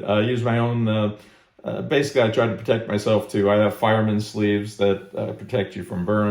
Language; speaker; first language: English; native; English